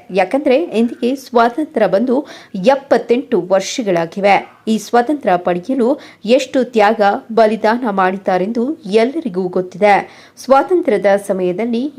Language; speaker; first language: Kannada; native; Kannada